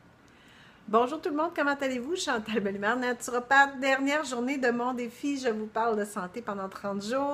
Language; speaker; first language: French; native; French